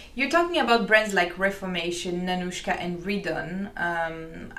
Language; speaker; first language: English; non-native, fluent; French